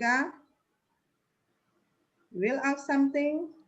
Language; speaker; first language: English; non-native, learner; Indonesian